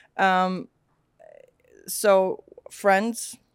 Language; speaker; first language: English; early bilingual, other home language; Swedish